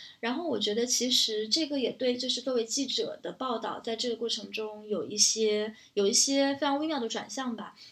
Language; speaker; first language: Chinese; native; Chinese